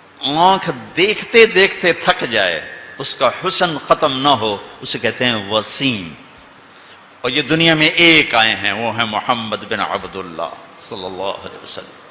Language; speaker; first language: Urdu; non-native, local second language; Punjabi